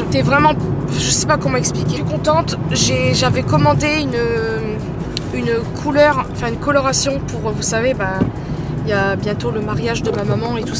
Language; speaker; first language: French; native; French